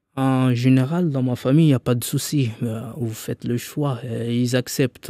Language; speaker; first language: French; non-native, local second language; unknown